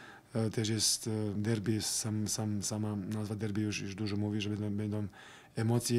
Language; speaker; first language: Polish; non-native, fluent; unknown